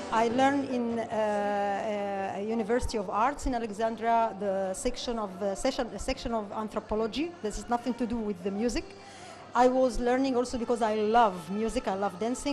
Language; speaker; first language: English; non-native, learner; Arabic